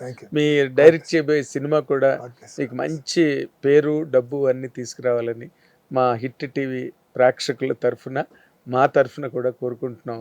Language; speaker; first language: Telugu; native; Telugu